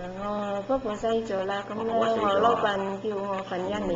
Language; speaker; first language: Cantonese; non-native, learner; Indonesian